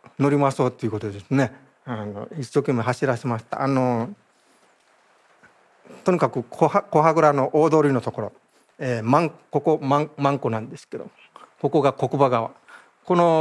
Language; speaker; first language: Japanese; native; Japanese